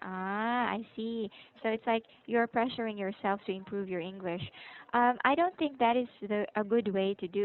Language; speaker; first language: English; non-native, local second language; Filipino